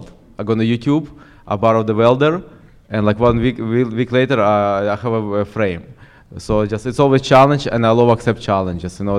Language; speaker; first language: English; non-native, fluent; Ukrainian